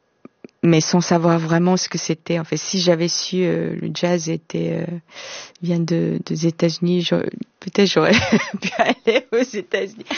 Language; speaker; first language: French; non-native, fluent; Korean